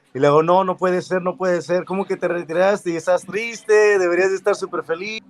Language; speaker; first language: Spanish; early bilingual, other home language; English